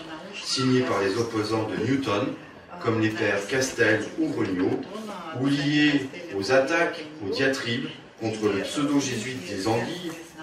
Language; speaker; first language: French; native; French